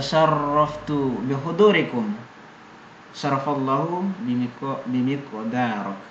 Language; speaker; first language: Arabic; non-native, fluent; Indonesian